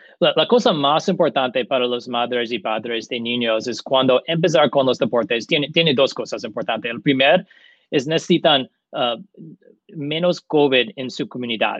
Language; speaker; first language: Spanish; non-native, learner; English